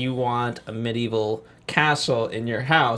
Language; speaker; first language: English; native; English